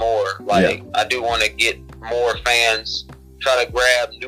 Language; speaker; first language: English; native; English